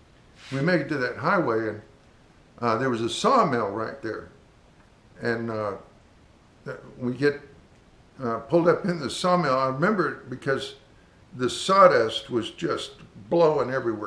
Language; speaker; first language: English; native; English